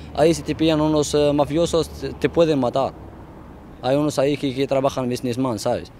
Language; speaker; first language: Spanish; non-native, fluent; Arabic